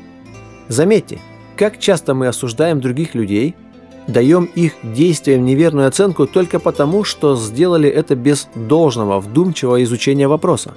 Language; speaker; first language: Russian; native; Russian